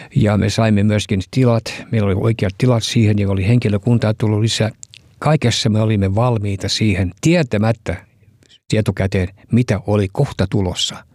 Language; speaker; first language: Finnish; early bilingual, heritage; Finnish